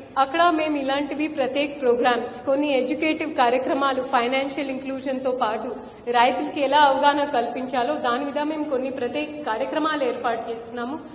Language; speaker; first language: Telugu; non-native, fluent; Hindi